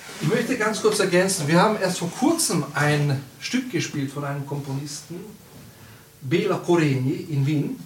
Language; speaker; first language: German; non-native, fluent; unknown